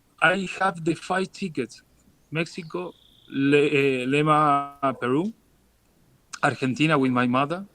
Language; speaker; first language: English; non-native, learner; Spanish